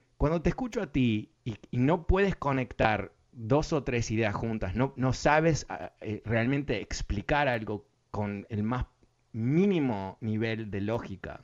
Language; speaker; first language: Spanish; early bilingual, other home language; English